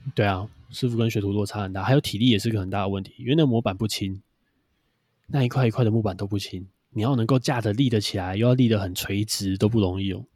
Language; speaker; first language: Chinese; native; Chinese